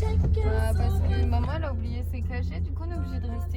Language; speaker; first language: French; native; French